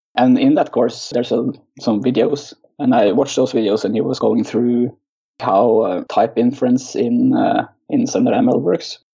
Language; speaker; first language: English; non-native, fluent; Norwegian